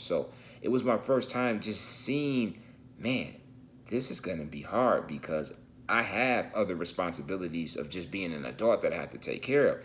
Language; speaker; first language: English; native; English